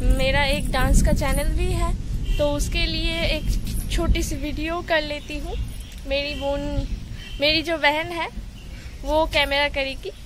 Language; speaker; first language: Hindi; non-native, local second language; Bangla